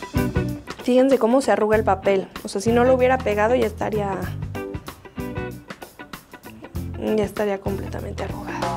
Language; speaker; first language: Spanish; native; Spanish